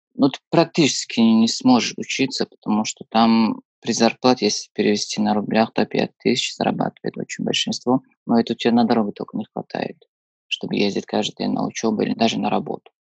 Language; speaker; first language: Russian; non-native, fluent; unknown